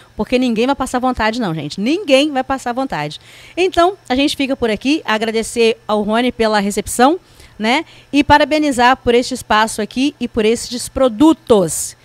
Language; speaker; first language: Portuguese; native; Portuguese